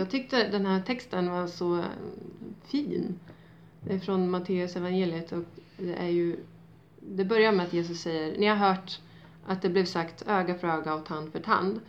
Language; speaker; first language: Swedish; native; Swedish